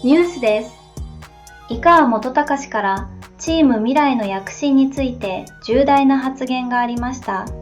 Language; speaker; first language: Japanese; native; Japanese